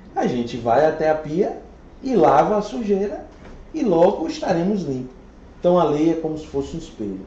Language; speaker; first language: Portuguese; native; Portuguese